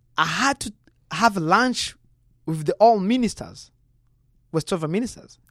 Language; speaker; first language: English; non-native, learner; Kinyarwanda